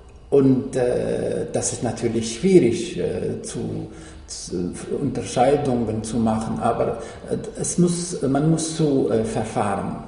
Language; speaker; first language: German; non-native, fluent; Arabic